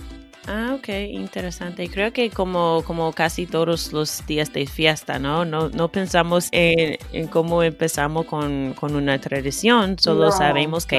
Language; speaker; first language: Spanish; non-native, fluent; English